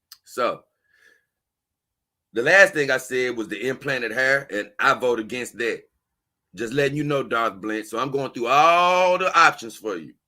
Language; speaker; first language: English; native; English